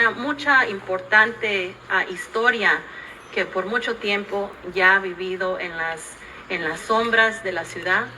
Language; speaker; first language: Spanish; early bilingual, other home language; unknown